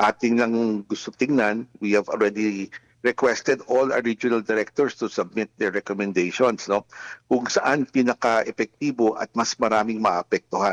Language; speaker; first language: Filipino; native; Filipino